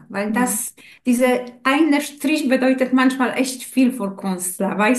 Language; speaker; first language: German; non-native, learner; Polish